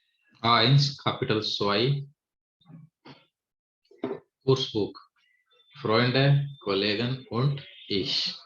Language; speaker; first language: German; non-native, fluent; Hindi